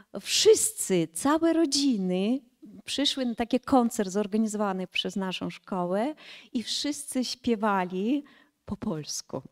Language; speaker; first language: Polish; early bilingual, heritage; Polish